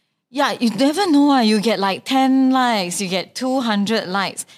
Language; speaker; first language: English; non-native, local second language; Chinese